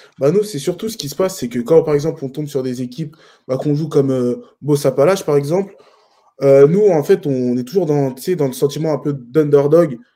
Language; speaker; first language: French; native; French